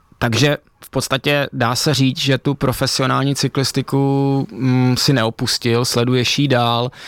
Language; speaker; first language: Czech; native; Czech